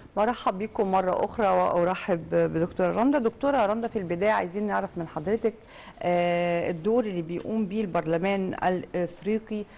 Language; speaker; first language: Arabic; native; Arabic